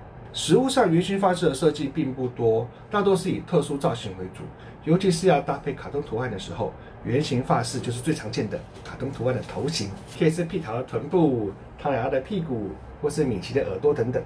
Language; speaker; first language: Chinese; native; Chinese